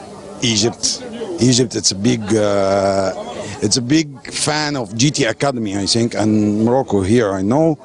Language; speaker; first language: English; non-native, learner; Arabic